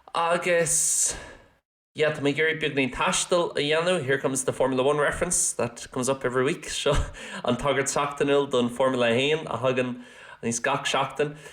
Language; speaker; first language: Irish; non-native, local second language; English